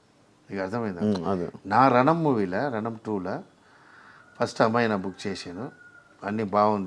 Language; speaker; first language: Telugu; non-native, learner; Tamil